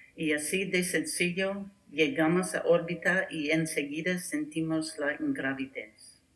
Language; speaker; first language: Spanish; non-native, learner; English